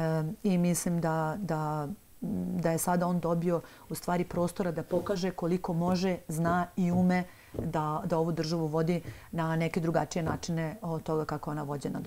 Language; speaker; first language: Serbian; native; Serbian